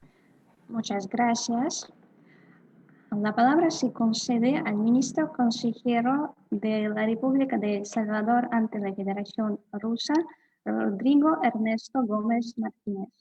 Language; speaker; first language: Spanish; non-native, fluent; Russian